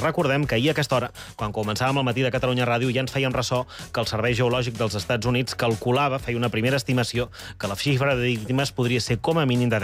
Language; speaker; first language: Catalan; native; Catalan